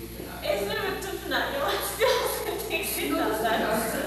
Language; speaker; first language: Latvian; early bilingual, heritage; Latvian